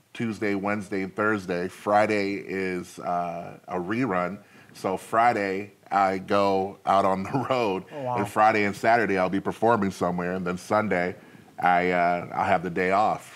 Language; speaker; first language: English; native; English